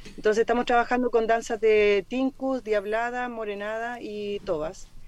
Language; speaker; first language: Spanish; native; Spanish